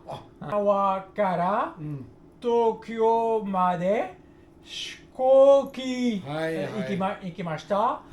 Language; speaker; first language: Japanese; non-native, learner; French